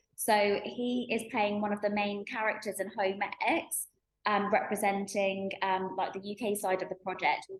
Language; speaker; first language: English; native; English